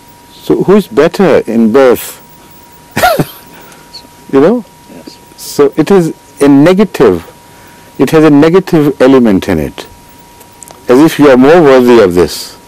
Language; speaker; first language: English; non-native, local second language; Urdu